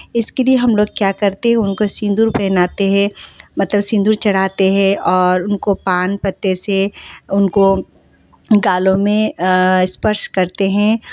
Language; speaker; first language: Hindi; non-native, local second language; Bangla